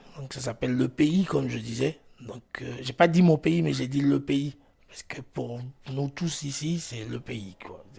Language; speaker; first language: French; non-native, local second language; Fon